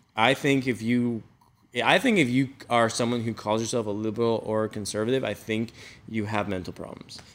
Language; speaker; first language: English; native; English